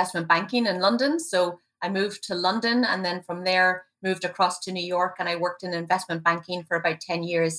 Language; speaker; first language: English; native; English